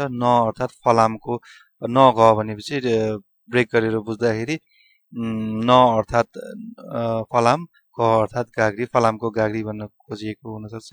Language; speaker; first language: Nepali; non-native, local second language; Newari